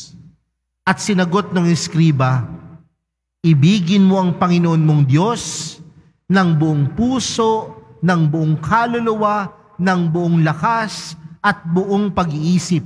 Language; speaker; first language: Filipino; native; Filipino